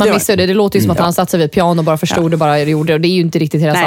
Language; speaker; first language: Swedish; native; Swedish